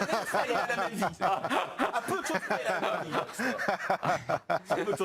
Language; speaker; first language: French; native; French